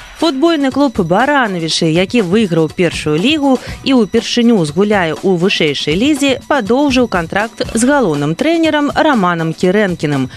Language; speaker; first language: Belarusian; native; Belarusian